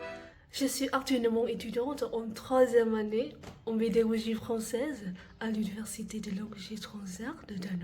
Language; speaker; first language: French; non-native, fluent; Vietnamese